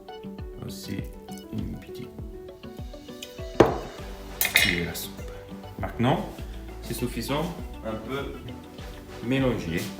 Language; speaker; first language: French; non-native, fluent; Italian